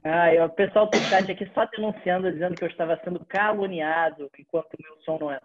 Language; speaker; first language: Portuguese; native; Portuguese